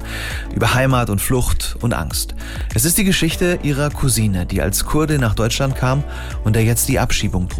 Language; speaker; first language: German; native; German